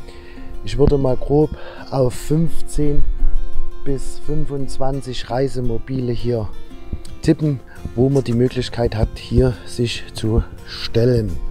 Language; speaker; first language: German; native; German